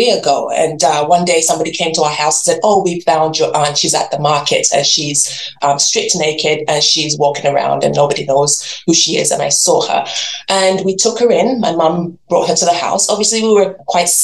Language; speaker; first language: English; native; English